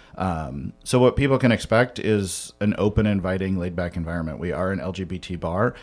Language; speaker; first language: English; native; English